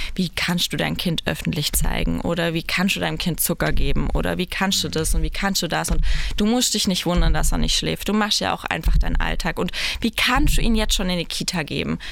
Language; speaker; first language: German; native; German